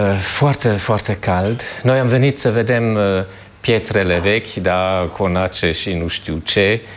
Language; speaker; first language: Romanian; non-native, fluent; German